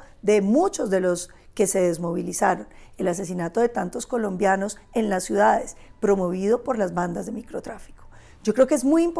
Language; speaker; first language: Spanish; native; Spanish